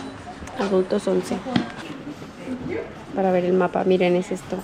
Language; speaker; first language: Spanish; native; Spanish